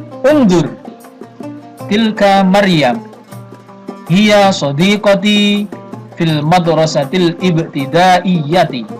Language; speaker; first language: Arabic; non-native, fluent; Indonesian